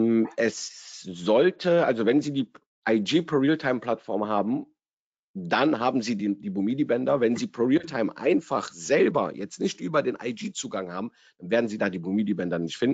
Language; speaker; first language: German; native; German